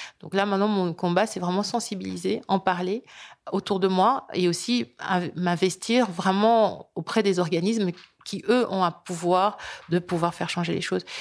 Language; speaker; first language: French; early bilingual, other home language; Lingala